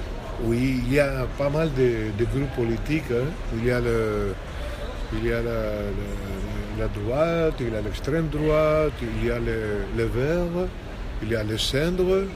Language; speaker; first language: French; non-native, fluent; Greek